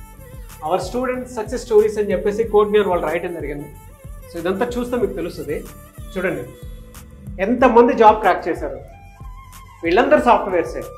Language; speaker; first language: Telugu; native; Telugu